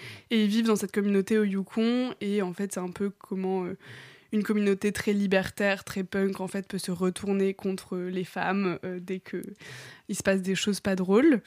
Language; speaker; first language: French; native; French